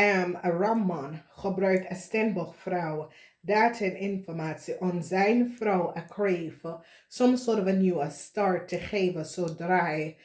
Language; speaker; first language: Dutch; non-native, fluent; English